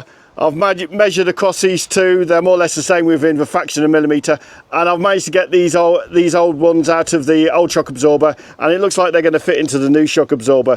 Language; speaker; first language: English; native; English